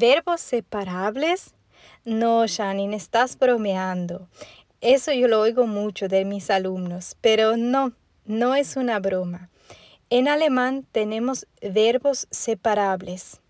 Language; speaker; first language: Spanish; non-native, fluent; German